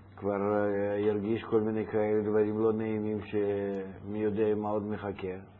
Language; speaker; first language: Hebrew; non-native, fluent; Russian